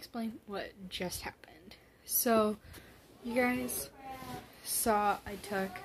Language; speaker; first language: English; native; English